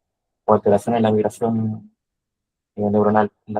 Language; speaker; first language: Spanish; native; Spanish